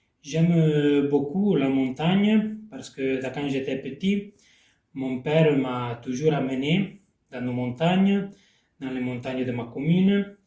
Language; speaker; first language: French; non-native, local second language; Italian